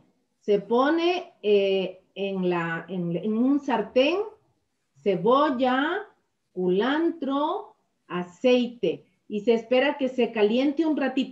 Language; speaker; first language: Spanish; native; Spanish